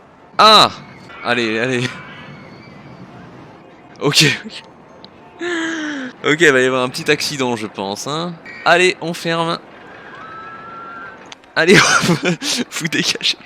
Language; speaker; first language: French; native; French